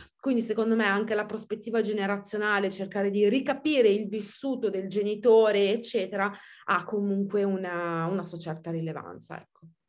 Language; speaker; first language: Italian; native; Italian